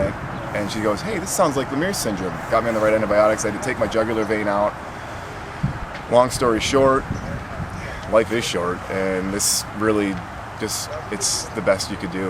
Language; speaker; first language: English; native; English